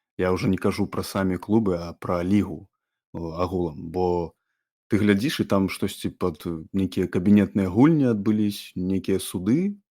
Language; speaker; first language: Belarusian; non-native, local second language; Russian